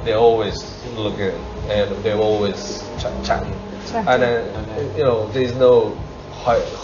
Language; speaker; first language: English; non-native, learner; Japanese